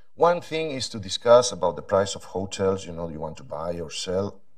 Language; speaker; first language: English; non-native, fluent; Spanish